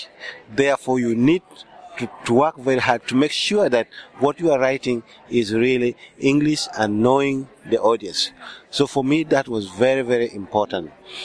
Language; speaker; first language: English; non-native, local second language; Acoli